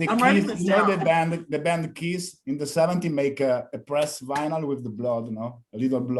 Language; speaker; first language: English; non-native, learner; Italian